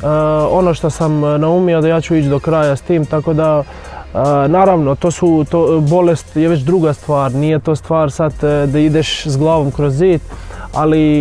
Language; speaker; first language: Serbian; non-native, fluent; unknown